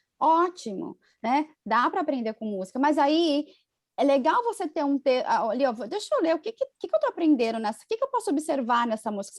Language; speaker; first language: Portuguese; native; Portuguese